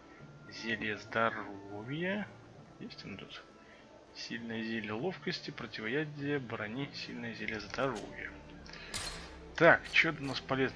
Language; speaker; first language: Russian; native; Russian